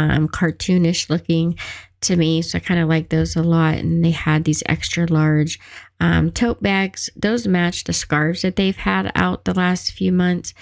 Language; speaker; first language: English; native; English